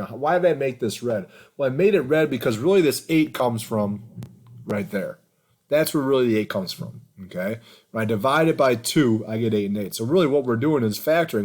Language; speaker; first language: English; native; English